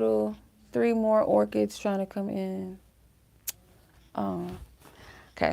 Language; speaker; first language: English; native; English